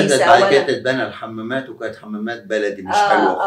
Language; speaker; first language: Arabic; native; Arabic